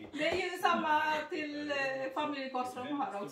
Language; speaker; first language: Swedish; non-native, fluent; Indonesian